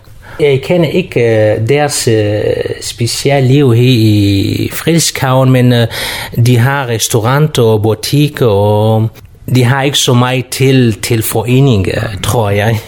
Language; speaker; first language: Danish; non-native, fluent; Kurdish